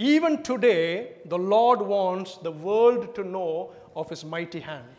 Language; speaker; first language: English; non-native, local second language; Tamil